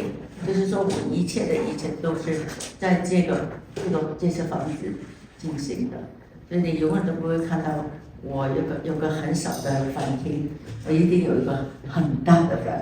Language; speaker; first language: Chinese; non-native, local second language; Cantonese